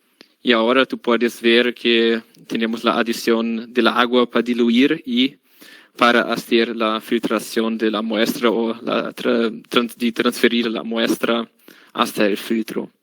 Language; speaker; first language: Spanish; non-native, learner; German